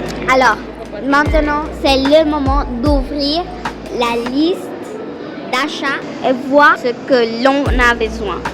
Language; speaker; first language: French; non-native, fluent; Spanish